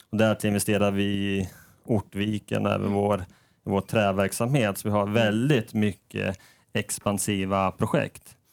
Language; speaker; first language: Swedish; native; Swedish